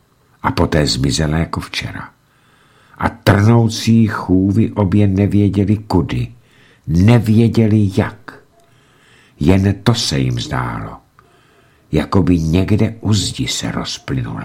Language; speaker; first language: Czech; native; Czech